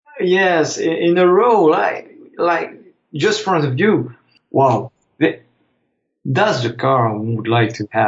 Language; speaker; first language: English; non-native, fluent; French